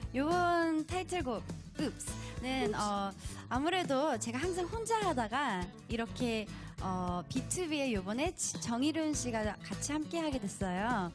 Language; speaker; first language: Korean; early bilingual, heritage; Korean